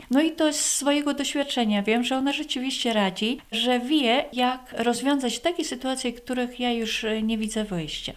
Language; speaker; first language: Polish; non-native, fluent; Latvian